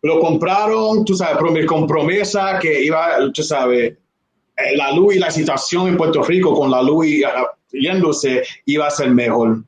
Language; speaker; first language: Spanish; early bilingual, heritage; Spanish